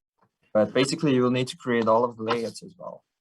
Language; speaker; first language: English; non-native, fluent; Korean